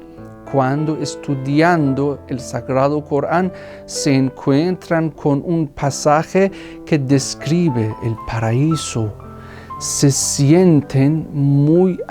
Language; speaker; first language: Spanish; non-native, fluent; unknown